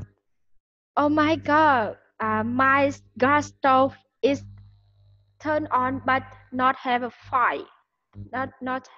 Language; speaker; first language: English; non-native, learner; Vietnamese